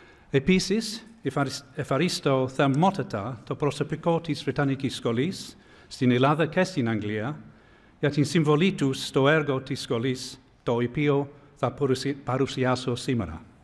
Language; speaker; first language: Greek; non-native, fluent; English